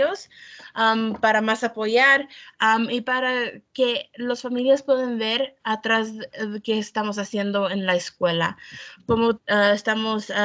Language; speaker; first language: Spanish; early bilingual, heritage; Spanish